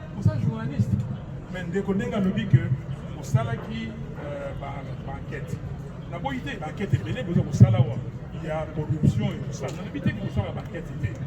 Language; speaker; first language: Lingala; native; Lingala